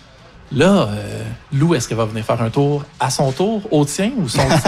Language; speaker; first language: French; native; French